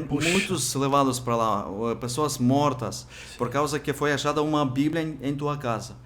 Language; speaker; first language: Portuguese; non-native, fluent; Ukrainian